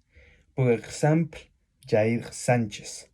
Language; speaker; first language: French; non-native, learner; Spanish